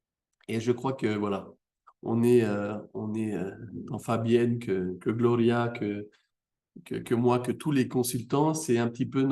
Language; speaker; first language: French; native; French